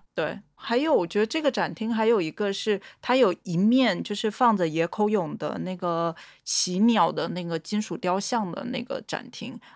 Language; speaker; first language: Chinese; native; Chinese